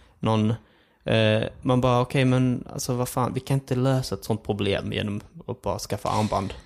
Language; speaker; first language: Swedish; early bilingual, other home language; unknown